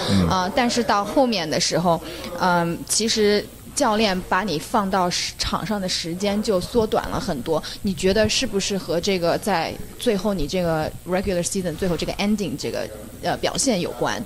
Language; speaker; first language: Chinese; native; Chinese